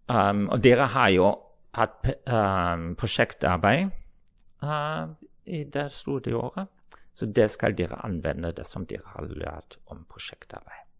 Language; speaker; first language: Norwegian; non-native, fluent; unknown